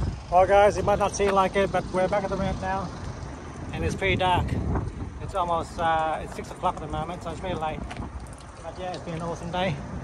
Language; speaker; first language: English; early bilingual, other home language; Vietnamese